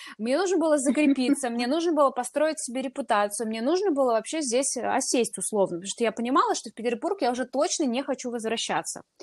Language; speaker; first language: Russian; native; Russian